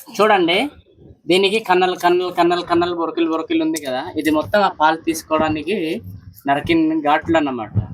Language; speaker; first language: Telugu; non-native, local second language; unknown